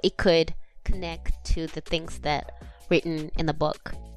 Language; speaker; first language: English; non-native, fluent; Japanese